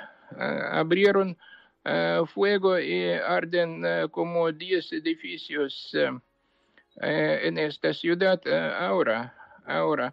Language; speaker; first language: Spanish; non-native, fluent; Ukrainian